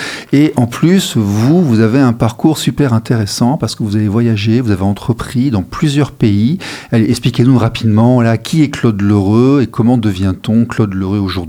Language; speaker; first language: French; native; French